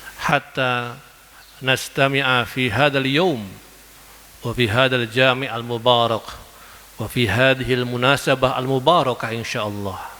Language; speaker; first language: Arabic; non-native, fluent; Indonesian